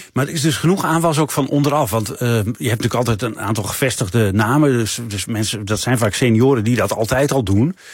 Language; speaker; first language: Dutch; native; Dutch